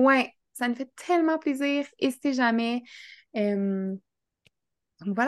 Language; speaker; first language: French; native; French